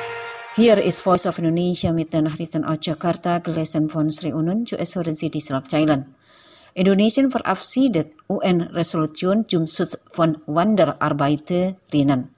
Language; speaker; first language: German; non-native, fluent; Indonesian